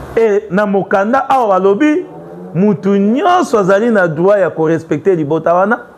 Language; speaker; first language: Lingala; native; Lingala